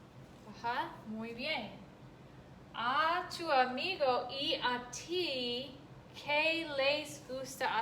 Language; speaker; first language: Spanish; non-native, fluent; English